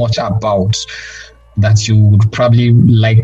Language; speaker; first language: English; non-native, local second language; Yoruba